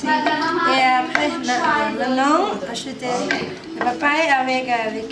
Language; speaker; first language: French; non-native, learner; Thai